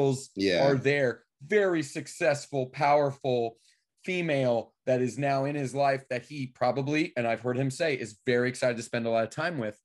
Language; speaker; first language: English; native; English